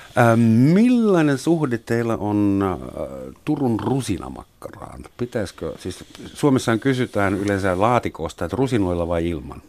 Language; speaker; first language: Finnish; non-native, fluent; German